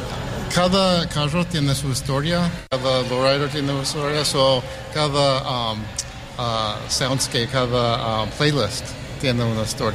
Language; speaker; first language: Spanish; early bilingual, heritage; English